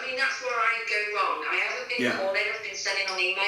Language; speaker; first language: English; native; English